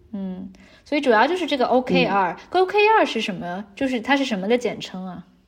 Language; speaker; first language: Chinese; native; Chinese